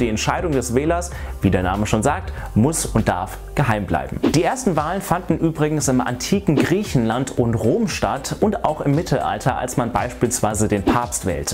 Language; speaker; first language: German; native; German